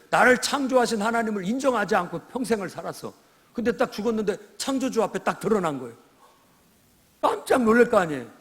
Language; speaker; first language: Korean; native; Korean